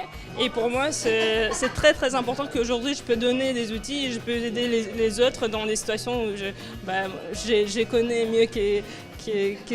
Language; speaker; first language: French; non-native, learner; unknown